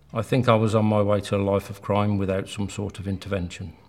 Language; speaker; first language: English; native; English